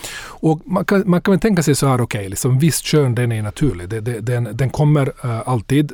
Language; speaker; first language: Swedish; non-native, fluent; Bosnian